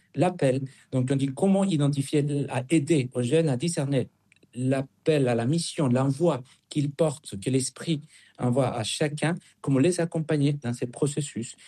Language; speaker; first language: French; non-native, fluent; Spanish